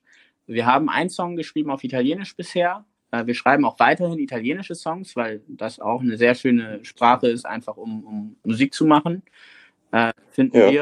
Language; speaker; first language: German; native; German